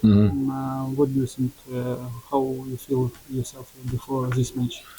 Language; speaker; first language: English; non-native, learner; Ukrainian